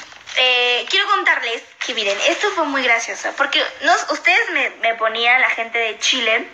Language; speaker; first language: Spanish; native; Spanish